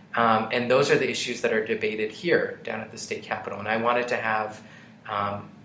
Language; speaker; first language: English; native; English